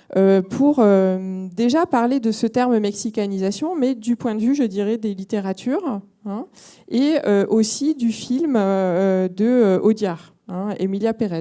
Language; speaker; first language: French; native; French